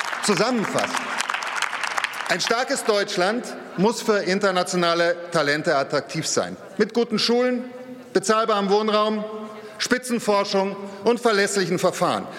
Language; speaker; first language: German; native; German